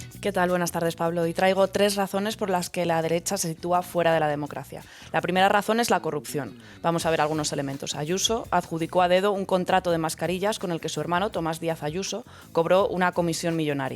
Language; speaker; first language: Spanish; native; Spanish